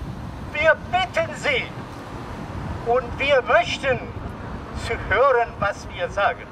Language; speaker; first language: German; non-native, learner; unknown